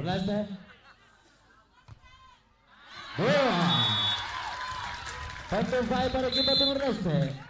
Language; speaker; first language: Portuguese; non-native, local second language; Tetum